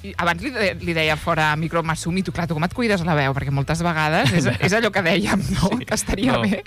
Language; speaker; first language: Catalan; native; Catalan